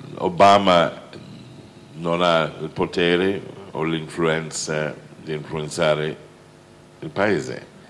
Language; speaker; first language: Italian; non-native, fluent; English